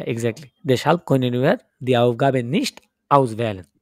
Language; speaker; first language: German; non-native, fluent; Bangla